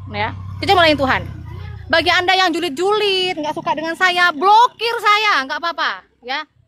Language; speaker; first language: Indonesian; non-native, local second language; Madurese